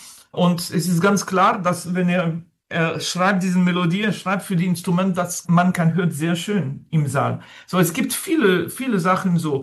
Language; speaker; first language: German; non-native, learner; French